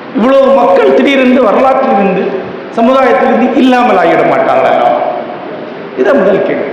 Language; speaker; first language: Tamil; non-native, local second language; Malayalam